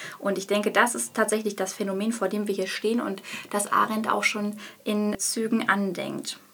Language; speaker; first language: German; native; German